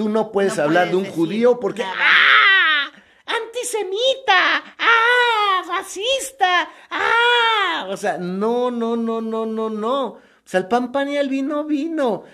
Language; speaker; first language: Spanish; native; Spanish